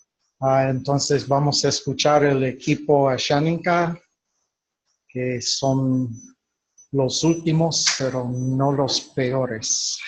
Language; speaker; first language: Spanish; non-native, fluent; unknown